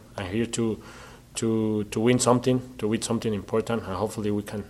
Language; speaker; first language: English; non-native, learner; Spanish